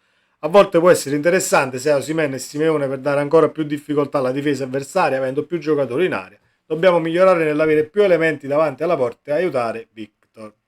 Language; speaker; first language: Italian; native; Italian